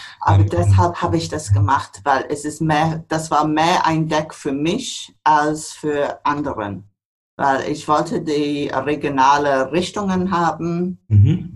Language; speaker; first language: German; non-native, fluent; English